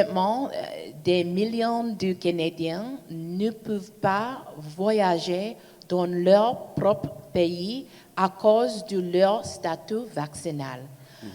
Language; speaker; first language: French; non-native, learner; English